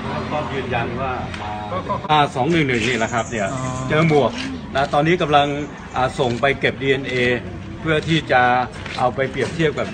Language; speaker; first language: Thai; native; Thai